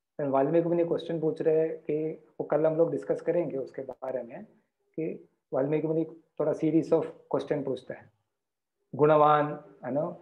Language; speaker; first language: Hindi; non-native, local second language; Marathi